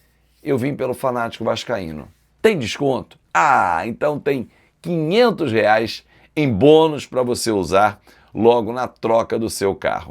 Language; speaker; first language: Portuguese; native; Portuguese